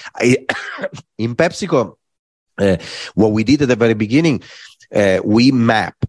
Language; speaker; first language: English; non-native, fluent; Italian